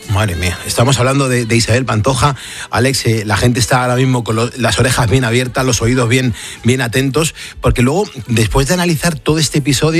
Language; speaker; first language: Spanish; native; Spanish